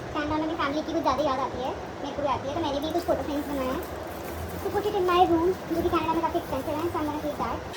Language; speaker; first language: Hindi; native; Hindi